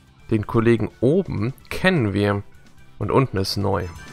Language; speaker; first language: German; native; German